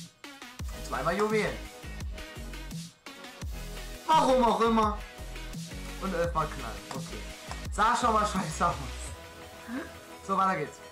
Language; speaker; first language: German; native; German